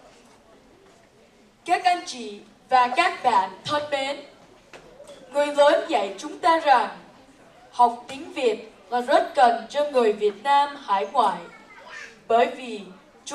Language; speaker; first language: Vietnamese; early bilingual, heritage; Vietnamese